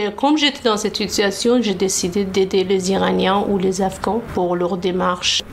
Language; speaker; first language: French; non-native, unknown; Persian